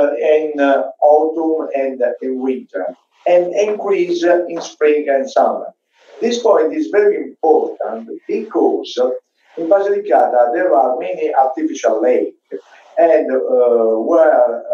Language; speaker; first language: English; non-native, fluent; Italian